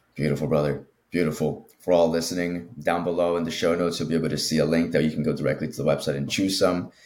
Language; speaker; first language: English; early bilingual, other home language; Spanish